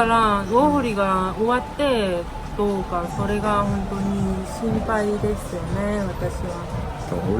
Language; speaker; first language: Japanese; non-native, fluent; Korean